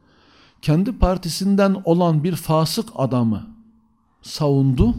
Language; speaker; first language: Turkish; native; Turkish